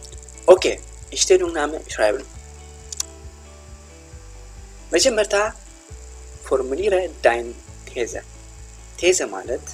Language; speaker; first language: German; non-native, fluent; Tigrinya